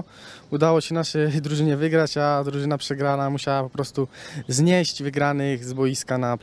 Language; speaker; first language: Polish; native; Polish